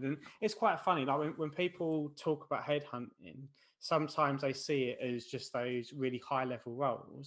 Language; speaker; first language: English; native; English